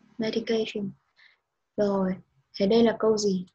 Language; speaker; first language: Vietnamese; native; Vietnamese